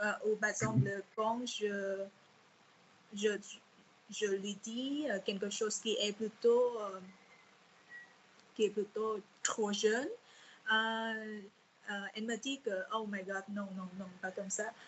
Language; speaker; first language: French; non-native, fluent; Vietnamese